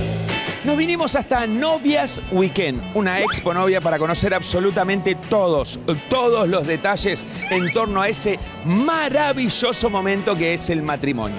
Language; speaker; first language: Spanish; native; Spanish